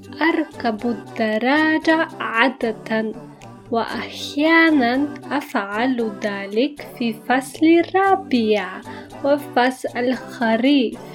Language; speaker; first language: Arabic; non-native, fluent; Polish